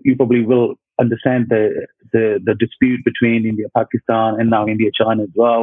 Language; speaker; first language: English; non-native, local second language; Punjabi